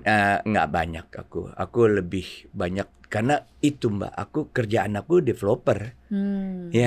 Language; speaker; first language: Indonesian; native; Indonesian